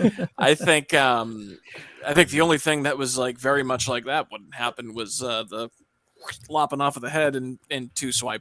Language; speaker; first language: English; native; English